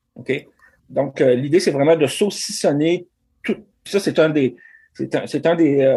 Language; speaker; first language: French; native; French